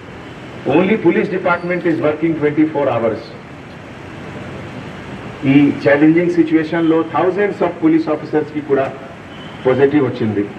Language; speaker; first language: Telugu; non-native, local second language; Hindi